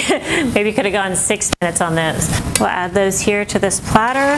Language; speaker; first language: English; native; English